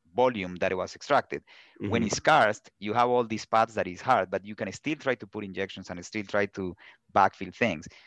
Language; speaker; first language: English; non-native, fluent; Spanish